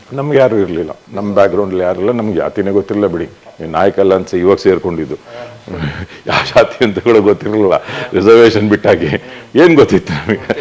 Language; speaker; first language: Kannada; native; Kannada